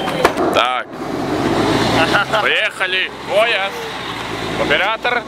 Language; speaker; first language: Russian; non-native, local second language; Latvian